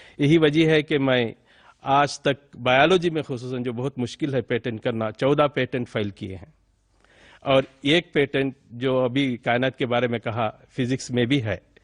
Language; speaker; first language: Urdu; native; Urdu